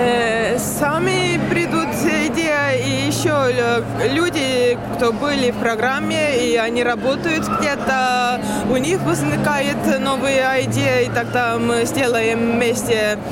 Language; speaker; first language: Russian; non-native, learner; Estonian